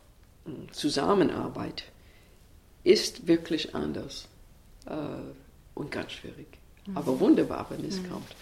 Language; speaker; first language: German; non-native, learner; English